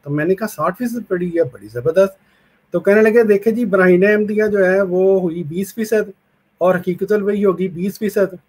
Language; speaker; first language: Urdu; non-native, local second language; Punjabi